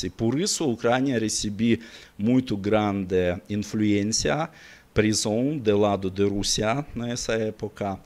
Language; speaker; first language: Portuguese; non-native, learner; Russian